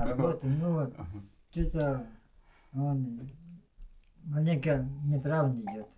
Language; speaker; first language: Russian; non-native, local second language; Yakut